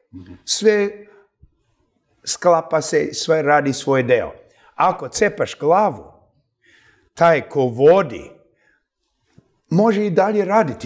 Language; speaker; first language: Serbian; early bilingual, heritage; Serbian